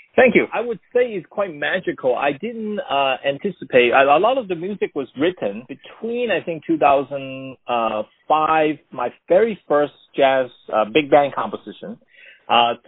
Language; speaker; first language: English; non-native, local second language; Cantonese